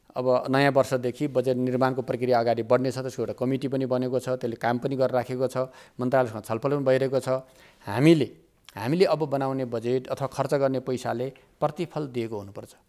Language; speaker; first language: Nepali; native; Nepali